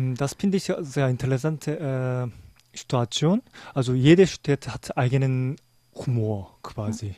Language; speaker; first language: German; non-native, learner; Korean